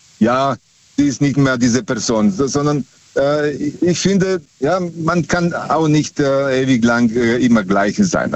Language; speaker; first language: German; non-native, fluent; Serbian